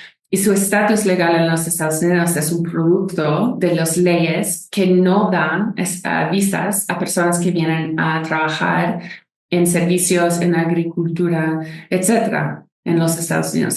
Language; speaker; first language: Spanish; non-native, fluent; English